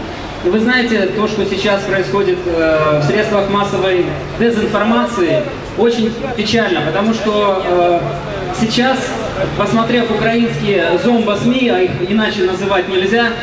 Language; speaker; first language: Russian; native; Russian